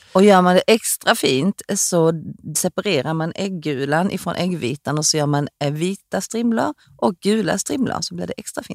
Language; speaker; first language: Swedish; early bilingual, other home language; Korean